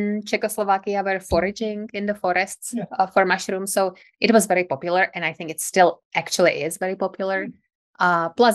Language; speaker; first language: English; non-native, fluent; Czech